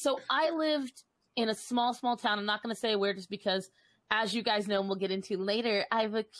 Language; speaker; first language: English; native; English